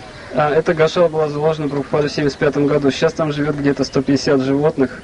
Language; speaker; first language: Russian; native; Russian